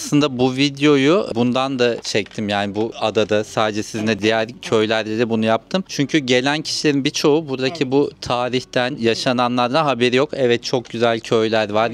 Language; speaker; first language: Turkish; native; Turkish